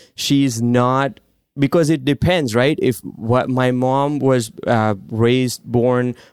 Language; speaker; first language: English; non-native, local second language; Gujarati